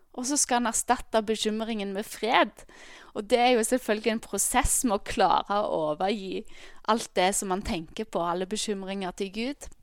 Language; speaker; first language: Norwegian; native; Norwegian